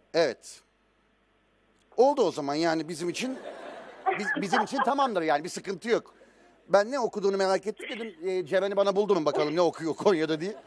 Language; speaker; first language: Turkish; native; Turkish